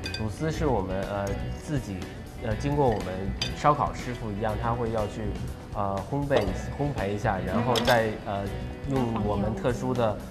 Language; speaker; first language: Chinese; native; Chinese